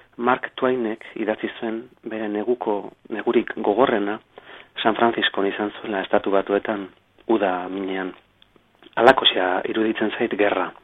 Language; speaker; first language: Basque; native; Basque